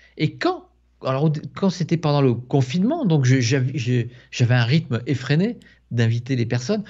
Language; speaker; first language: French; native; French